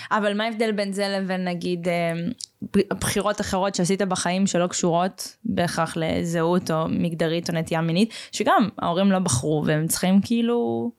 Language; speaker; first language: Hebrew; native; Hebrew